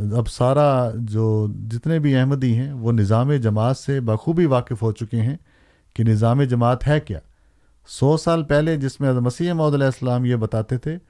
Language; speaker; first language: Urdu; native; Urdu